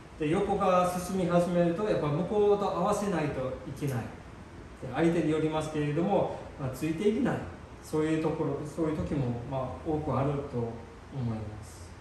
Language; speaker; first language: Japanese; early bilingual, heritage; Japanese